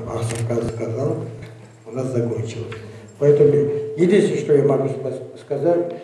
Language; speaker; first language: Russian; non-native, fluent; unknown